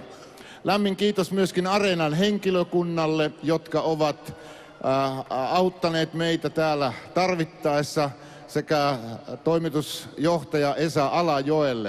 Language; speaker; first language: Finnish; native; Finnish